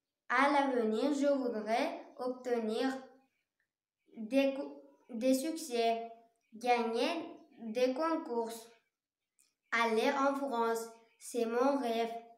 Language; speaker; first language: French; non-native, learner; Uzbek